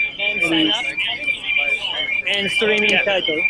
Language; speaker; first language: English; non-native, learner; Japanese